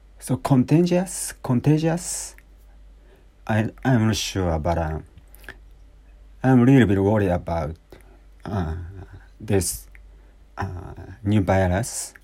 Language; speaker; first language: English; non-native, learner; Japanese